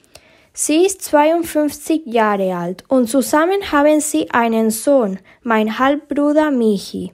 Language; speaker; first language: German; early bilingual, heritage; German